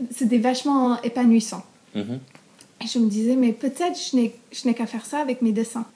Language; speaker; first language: French; non-native, fluent; English